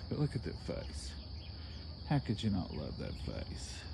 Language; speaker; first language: English; native; English